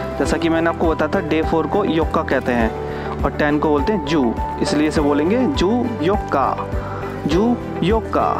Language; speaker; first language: Hindi; native; Hindi